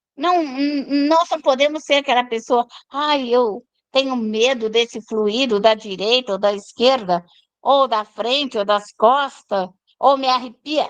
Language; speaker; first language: Portuguese; native; Portuguese